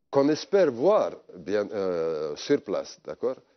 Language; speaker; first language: French; non-native, local second language; Arabic